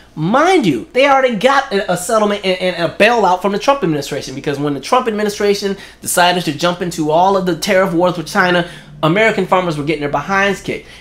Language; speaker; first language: English; native; English